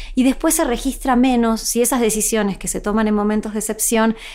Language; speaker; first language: Spanish; native; Spanish